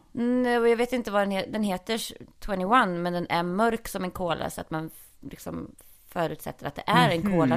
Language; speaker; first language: Swedish; native; Swedish